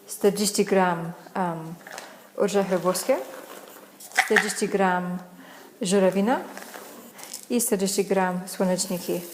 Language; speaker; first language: Polish; non-native, learner; English